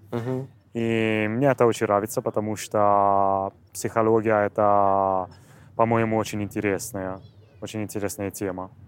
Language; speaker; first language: Russian; non-native, fluent; Italian